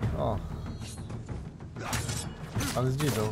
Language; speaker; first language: Polish; native; Polish